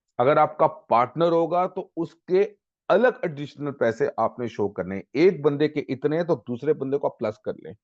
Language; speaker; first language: Urdu; non-native, local second language; Punjabi